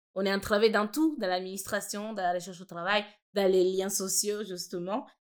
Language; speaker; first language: French; non-native, fluent; Italian